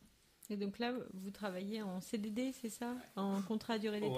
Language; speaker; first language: French; native; French